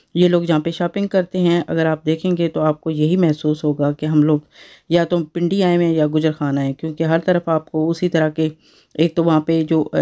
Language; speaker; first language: Urdu; native; Urdu